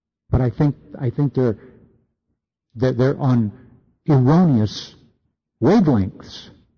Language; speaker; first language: English; native; English